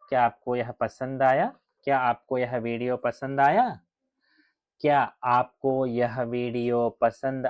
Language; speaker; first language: Hindi; non-native, local second language; Telugu